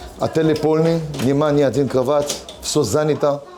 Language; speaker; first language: Russian; early bilingual, heritage; Hebrew